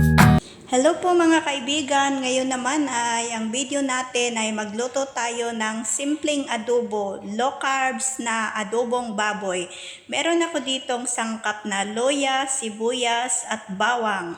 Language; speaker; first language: Filipino; non-native, local second language; Cebuano